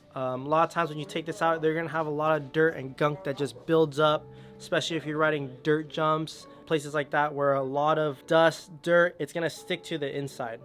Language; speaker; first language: English; native; English